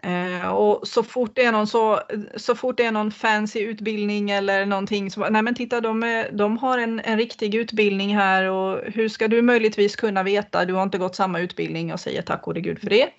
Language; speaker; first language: Swedish; native; Swedish